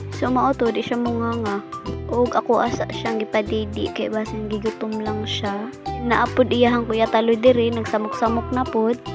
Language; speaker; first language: Cebuano; native; Cebuano